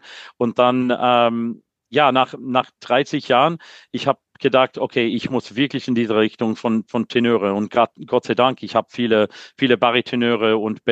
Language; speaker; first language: German; non-native, learner; English